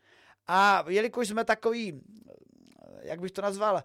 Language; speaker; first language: Czech; native; Czech